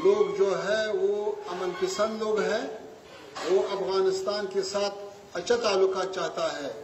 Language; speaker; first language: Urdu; non-native, fluent; Pashto